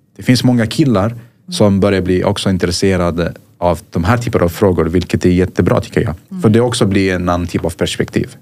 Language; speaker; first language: Swedish; non-native, fluent; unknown